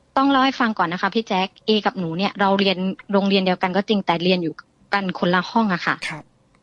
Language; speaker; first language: Thai; native; Thai